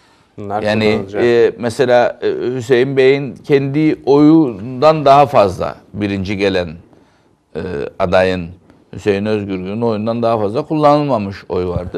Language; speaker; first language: Turkish; native; Turkish